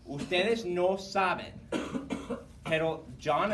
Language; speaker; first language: Spanish; non-native, fluent; English